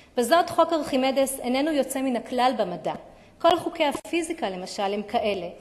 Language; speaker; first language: Hebrew; native; Hebrew